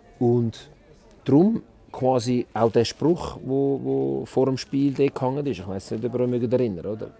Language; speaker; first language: German; early bilingual, other home language; Italian